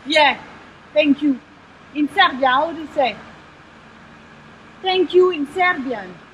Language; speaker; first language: English; non-native, learner; French